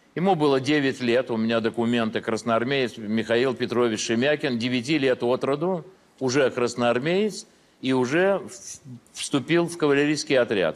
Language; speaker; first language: Russian; early bilingual, heritage; Russian